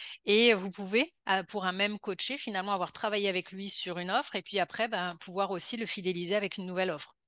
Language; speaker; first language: French; native; French